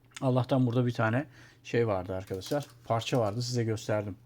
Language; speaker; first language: Turkish; native; Turkish